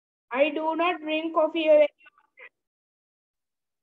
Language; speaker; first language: English; non-native, learner; Sinhala